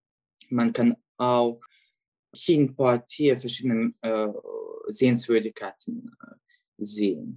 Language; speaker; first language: German; non-native, fluent; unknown